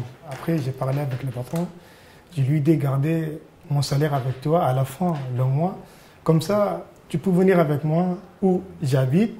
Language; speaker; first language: French; non-native, learner; Arabic